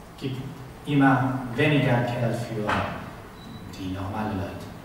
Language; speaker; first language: German; non-native, learner; Spanish